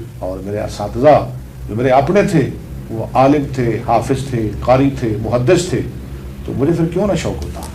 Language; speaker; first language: Urdu; non-native, local second language; Punjabi